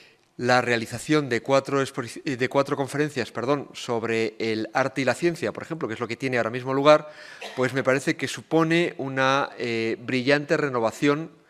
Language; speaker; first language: Spanish; native; Spanish